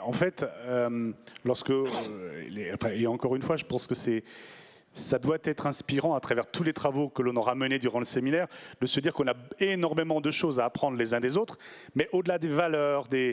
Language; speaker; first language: French; native; French